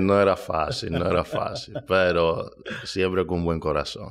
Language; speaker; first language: Spanish; early bilingual, heritage; Spanish